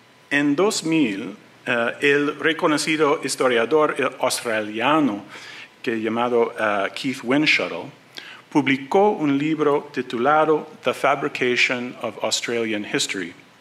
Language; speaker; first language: Spanish; non-native, learner; English